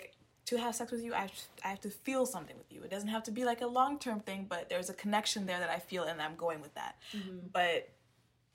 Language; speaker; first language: English; non-native, local second language; Swahili